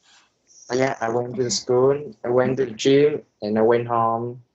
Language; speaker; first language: English; non-native, learner; Vietnamese